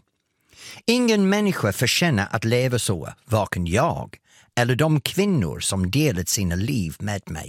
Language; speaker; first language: Swedish; non-native, fluent; English